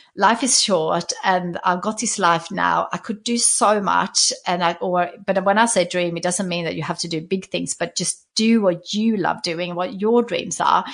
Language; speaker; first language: English; non-native, fluent; Swedish